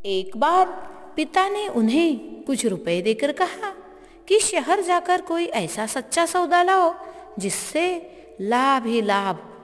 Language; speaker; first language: Hindi; non-native, local second language; Marathi